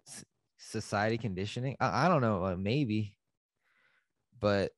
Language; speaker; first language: English; native; English